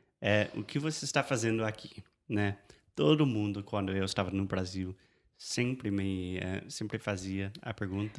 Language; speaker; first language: Portuguese; non-native, fluent; English